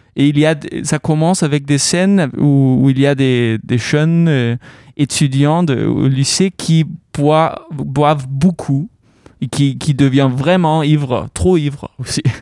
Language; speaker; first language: French; non-native, fluent; Danish